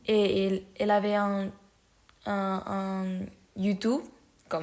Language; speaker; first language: French; non-native, learner; Spanish